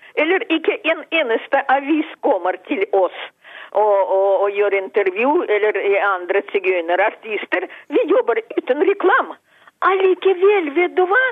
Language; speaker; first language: Norwegian; non-native, fluent; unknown